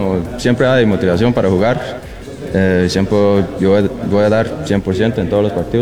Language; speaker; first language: Spanish; non-native, learner; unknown